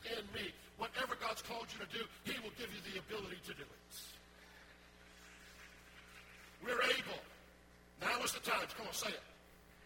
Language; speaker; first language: English; native; English